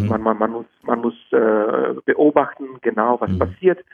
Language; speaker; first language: German; non-native, fluent; Czech